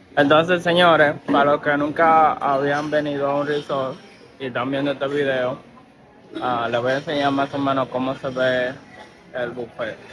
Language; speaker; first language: Spanish; native; Spanish